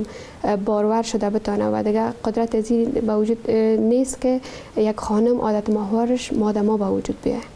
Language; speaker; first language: Persian; native; Persian